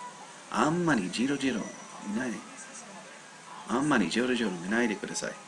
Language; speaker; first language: Japanese; non-native, learner; English